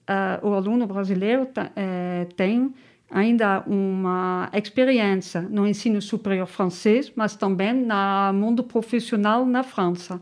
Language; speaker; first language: Portuguese; non-native, learner; Dutch